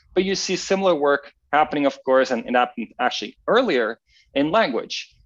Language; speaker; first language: English; non-native, fluent; Dutch